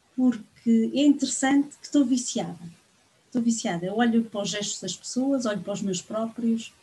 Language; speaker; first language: Portuguese; native; Portuguese